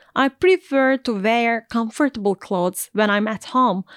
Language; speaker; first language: English; non-native, fluent; Turkish